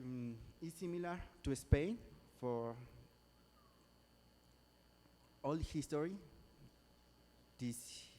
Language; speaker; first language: English; non-native, learner; Spanish